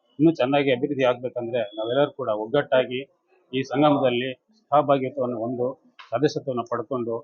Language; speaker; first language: Kannada; native; Kannada